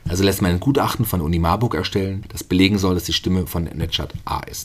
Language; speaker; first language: German; native; German